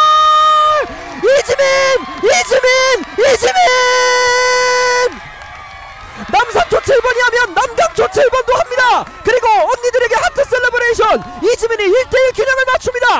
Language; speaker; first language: Korean; native; Korean